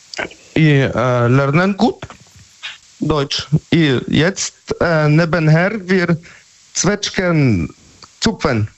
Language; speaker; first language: German; non-native, learner; Polish